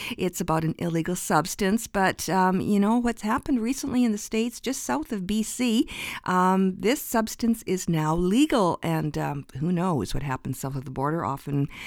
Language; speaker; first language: English; early bilingual, other home language; Ukrainian